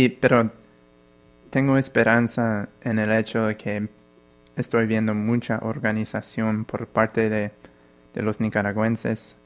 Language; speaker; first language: Spanish; non-native, fluent; English